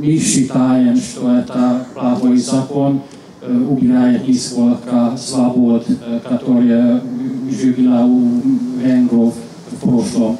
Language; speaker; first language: Russian; non-native, local second language; Hungarian